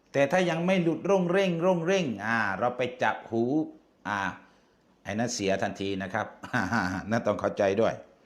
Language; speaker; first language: Thai; non-native, local second language; Malay